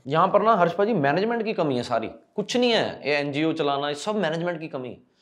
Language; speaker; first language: Hindi; non-native, local second language; Punjabi